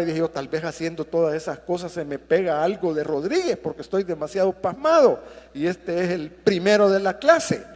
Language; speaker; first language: Spanish; native; Spanish